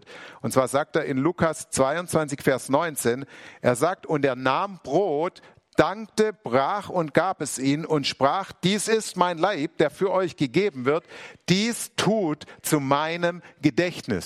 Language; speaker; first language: German; native; German